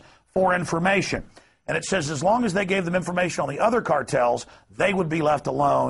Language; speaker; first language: English; native; English